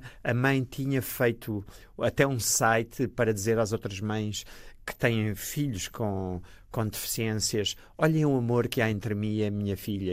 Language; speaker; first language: Portuguese; native; Portuguese